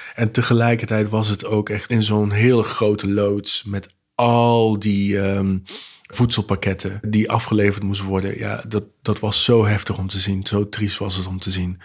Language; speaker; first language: Dutch; non-native, local second language; Papiamento